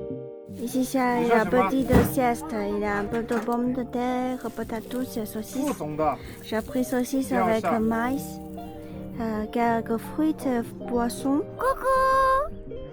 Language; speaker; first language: French; non-native, learner; Chinese